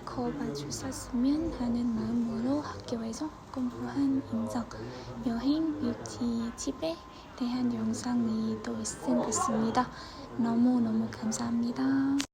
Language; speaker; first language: Korean; non-native, learner; Vietnamese